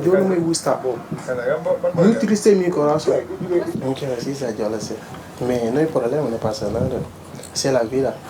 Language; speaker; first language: Spanish; non-native, learner; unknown